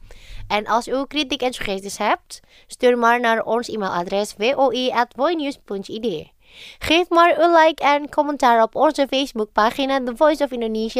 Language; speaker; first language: Dutch; non-native, fluent; Indonesian